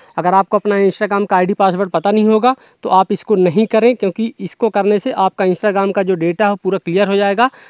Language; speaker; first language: Hindi; native; Hindi